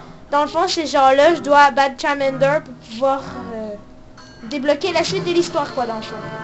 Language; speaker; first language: French; native; French